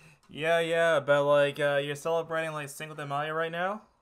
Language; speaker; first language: English; native; English